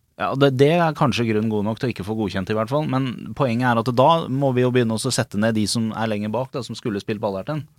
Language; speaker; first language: Norwegian; native; Norwegian